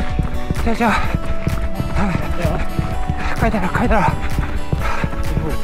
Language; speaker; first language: Chinese; non-native, learner; Japanese